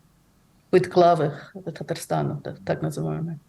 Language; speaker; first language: Russian; non-native, fluent; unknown